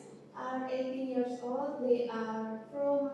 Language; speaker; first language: English; non-native, learner; Indonesian